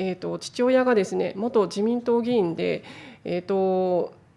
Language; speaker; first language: Japanese; native; Japanese